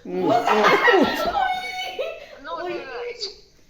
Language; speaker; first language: English; non-native, local second language; Mizo